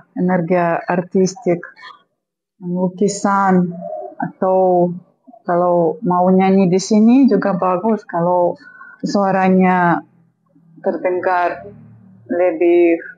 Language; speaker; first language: Indonesian; non-native, fluent; Russian